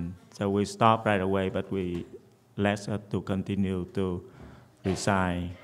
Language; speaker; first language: English; non-native, fluent; Vietnamese